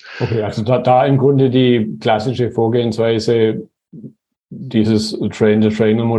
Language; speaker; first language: German; native; German